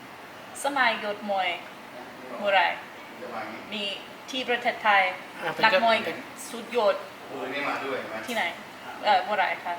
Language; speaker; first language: Thai; non-native, learner; English